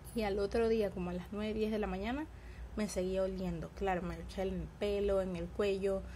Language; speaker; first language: Spanish; native; Spanish